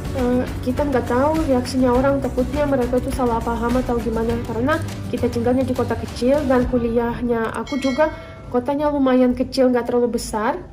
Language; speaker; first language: Indonesian; non-native, fluent; Russian